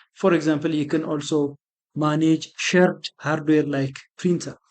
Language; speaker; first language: English; non-native, local second language; Amharic